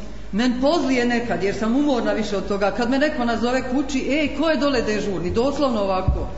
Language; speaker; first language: Croatian; native; Croatian